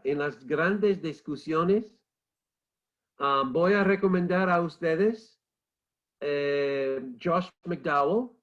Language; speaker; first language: Spanish; non-native, fluent; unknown